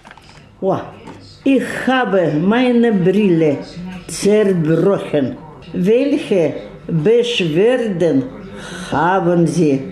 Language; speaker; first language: German; non-native, learner; Russian